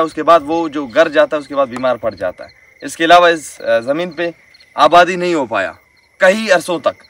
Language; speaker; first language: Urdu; non-native, local second language; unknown